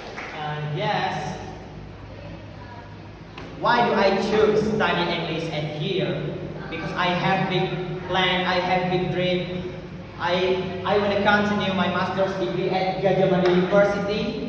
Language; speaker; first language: English; non-native, learner; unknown